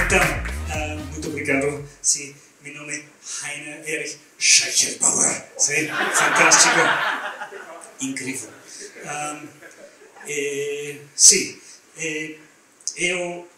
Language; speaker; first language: Portuguese; non-native, learner; German